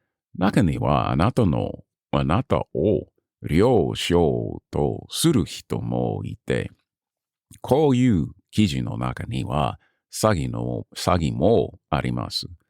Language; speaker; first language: Japanese; non-native, learner; English